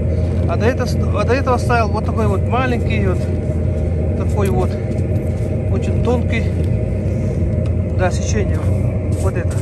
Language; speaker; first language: Russian; native; Russian